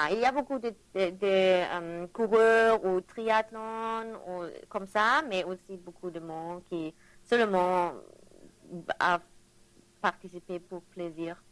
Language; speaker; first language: French; non-native, learner; German